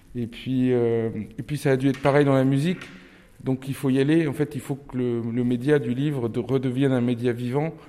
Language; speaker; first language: French; early bilingual, other home language; Turkish